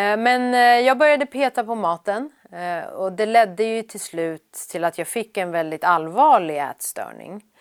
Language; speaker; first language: Swedish; early bilingual, other home language; Persian